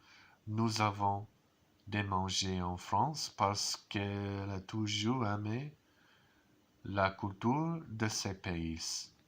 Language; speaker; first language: French; non-native, learner; English